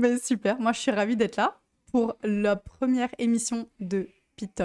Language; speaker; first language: French; native; French